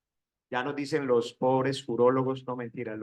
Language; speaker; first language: Spanish; native; Spanish